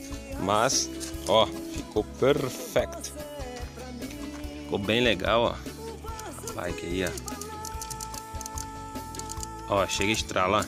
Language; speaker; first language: Portuguese; native; Portuguese